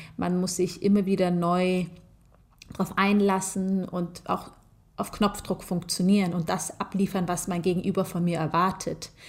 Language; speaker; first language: German; native; German